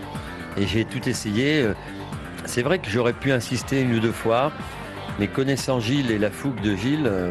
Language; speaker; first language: French; native; French